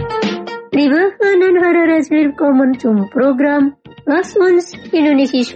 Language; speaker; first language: German; non-native, fluent; Indonesian